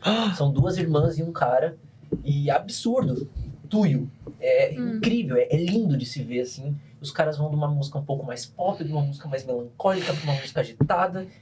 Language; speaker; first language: Portuguese; native; Portuguese